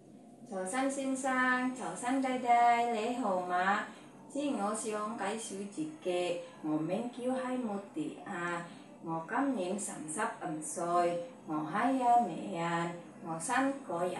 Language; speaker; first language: Cantonese; non-native, learner; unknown